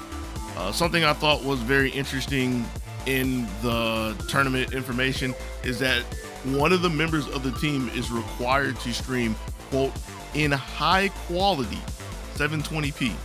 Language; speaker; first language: English; native; English